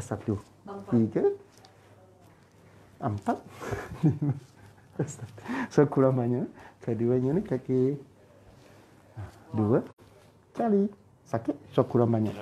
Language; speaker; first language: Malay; non-native, local second language; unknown